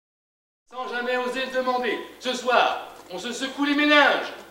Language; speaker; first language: French; native; French